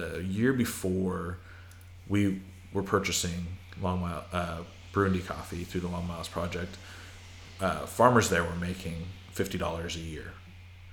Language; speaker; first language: English; native; English